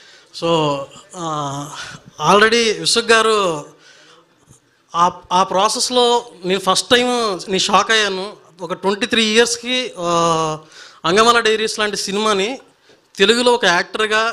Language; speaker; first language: Telugu; native; Telugu